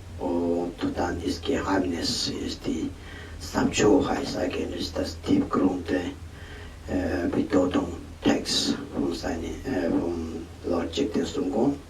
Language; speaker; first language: German; non-native, learner; Tibetan